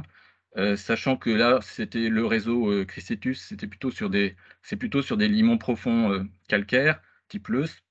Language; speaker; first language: French; native; French